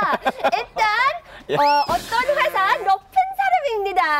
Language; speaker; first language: Korean; non-native, learner; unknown